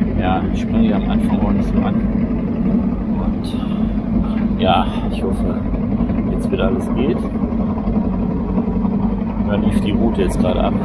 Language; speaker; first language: German; native; German